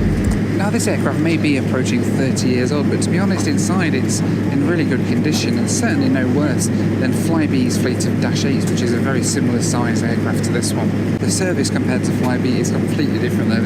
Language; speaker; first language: English; native; English